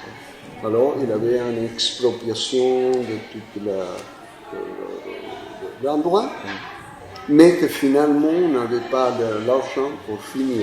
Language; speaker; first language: French; non-native, fluent; Spanish